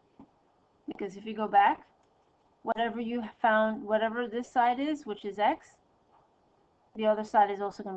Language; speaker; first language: English; native; English